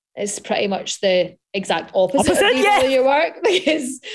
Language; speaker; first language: English; native; English